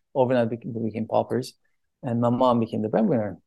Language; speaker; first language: English; early bilingual, other home language; Persian